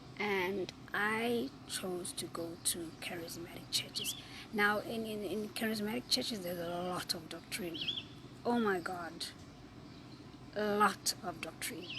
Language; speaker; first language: English; non-native, local second language; Zulu